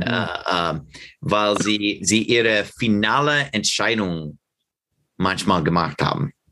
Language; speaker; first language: German; non-native, learner; English